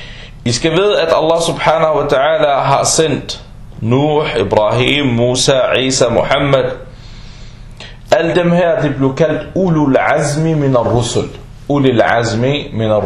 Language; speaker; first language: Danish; non-native, fluent; Arabic